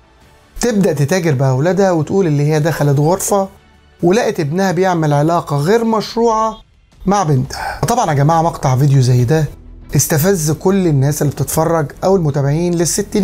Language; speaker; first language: Arabic; native; Arabic